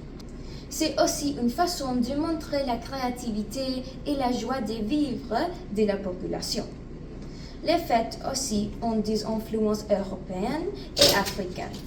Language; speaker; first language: French; non-native, learner; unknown